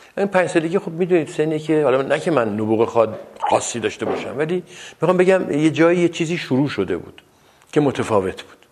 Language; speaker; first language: Persian; non-native, local second language; Azerbaijani